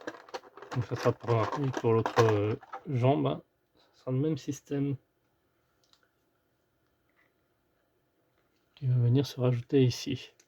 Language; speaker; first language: French; native; French